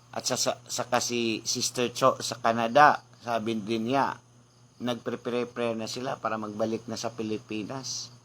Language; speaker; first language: Filipino; non-native, local second language; Cebuano